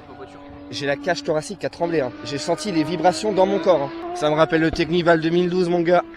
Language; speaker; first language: French; native; French